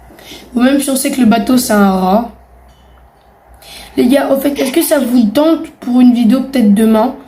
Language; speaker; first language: French; native; French